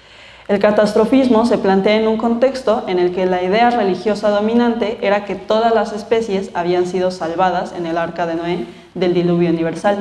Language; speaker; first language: Spanish; native; Spanish